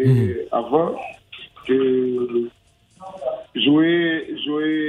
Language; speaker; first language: French; non-native, learner; Portuguese